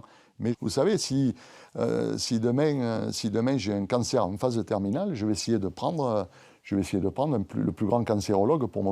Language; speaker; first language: French; native; French